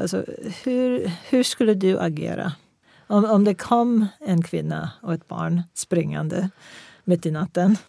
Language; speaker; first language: Swedish; non-native, fluent; English